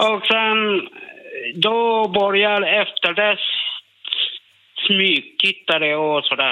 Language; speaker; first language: Swedish; non-native, learner; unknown